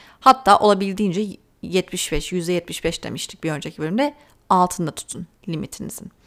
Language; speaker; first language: Turkish; native; Turkish